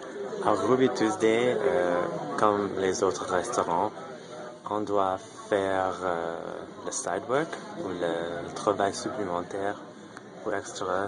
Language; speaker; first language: French; non-native, learner; English